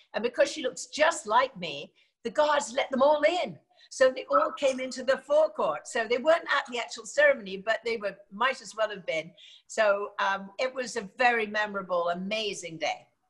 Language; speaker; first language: English; native; English